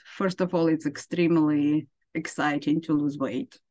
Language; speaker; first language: English; non-native, fluent; Ukrainian